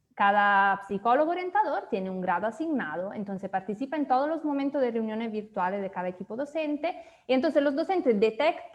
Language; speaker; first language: Spanish; native; Spanish